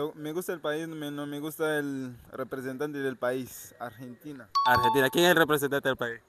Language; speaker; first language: Spanish; non-native, learner; Portuguese